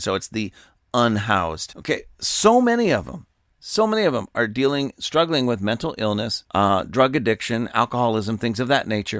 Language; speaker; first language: English; native; English